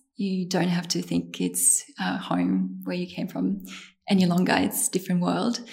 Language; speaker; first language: English; early bilingual, other home language; Bosnian